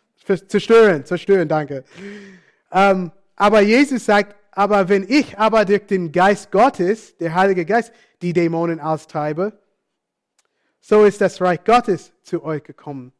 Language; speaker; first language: German; non-native, fluent; English